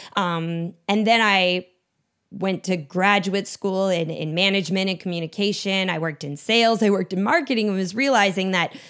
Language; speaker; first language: English; native; English